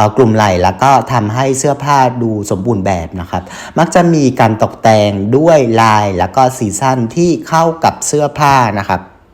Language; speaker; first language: Thai; non-native, fluent; Vietnamese